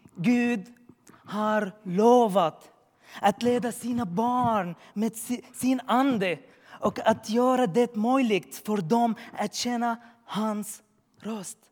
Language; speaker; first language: Swedish; non-native, learner; Arabic